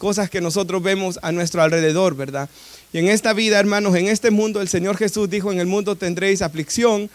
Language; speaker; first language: Spanish; native; Spanish